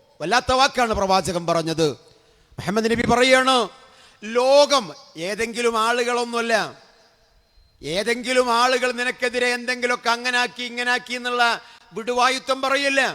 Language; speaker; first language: Malayalam; native; Malayalam